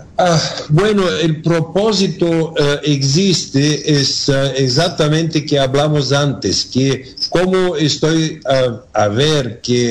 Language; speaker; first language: Spanish; non-native, learner; Bulgarian